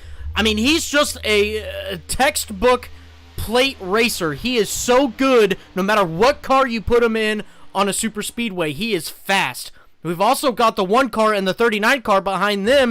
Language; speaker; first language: English; native; English